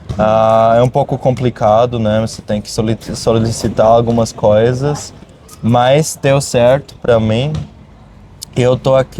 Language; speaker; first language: Portuguese; non-native, fluent; German